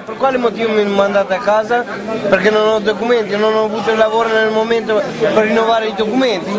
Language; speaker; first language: Italian; non-native, fluent; Albanian